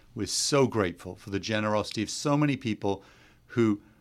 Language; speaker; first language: English; native; English